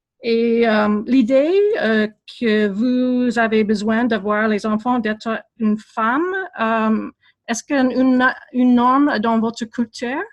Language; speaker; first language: French; non-native, fluent; English